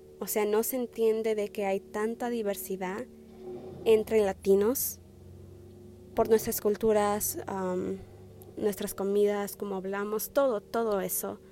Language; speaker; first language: Spanish; early bilingual, heritage; Spanish